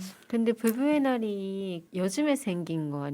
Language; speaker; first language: Korean; non-native, fluent; Japanese